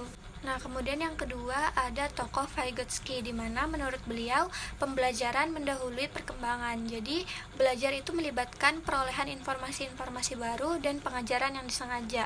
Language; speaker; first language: Indonesian; native; Indonesian